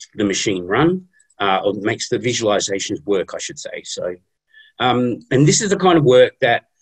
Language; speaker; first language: English; native; English